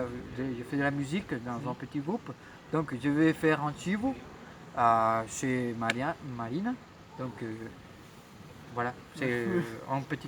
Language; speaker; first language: French; non-native, fluent; Spanish